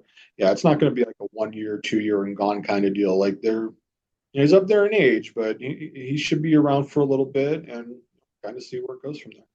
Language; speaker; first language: English; native; English